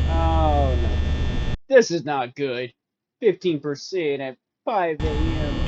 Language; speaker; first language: English; native; English